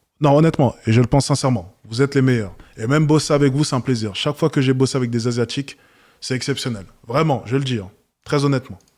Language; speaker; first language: French; native; French